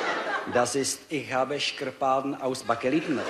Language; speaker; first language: German; non-native, learner; Czech